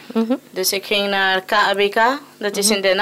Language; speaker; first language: Dutch; non-native, local second language; Papiamento